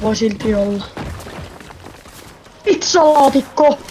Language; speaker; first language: Finnish; native; Finnish